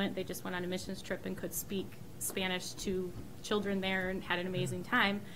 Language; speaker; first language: English; native; English